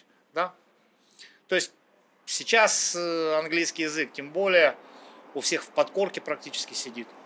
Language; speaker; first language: Russian; native; Russian